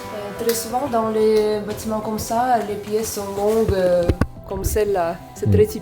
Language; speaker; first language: French; non-native, fluent; Russian